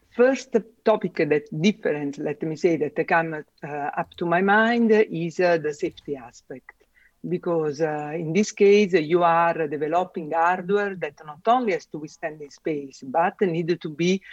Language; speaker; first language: English; non-native, fluent; Italian